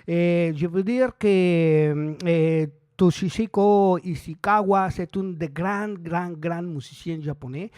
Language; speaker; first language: French; non-native, learner; Spanish